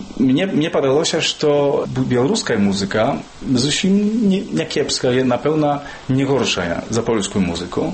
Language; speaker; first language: Belarusian; early bilingual, heritage; Belarusian